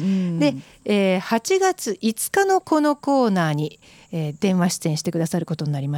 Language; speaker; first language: Japanese; native; Japanese